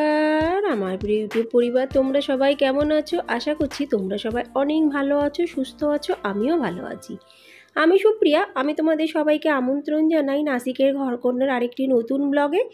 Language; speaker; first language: Bangla; native; Bangla